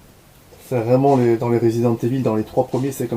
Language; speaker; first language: French; native; French